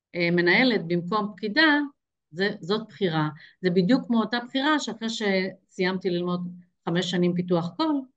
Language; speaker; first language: Hebrew; native; Hebrew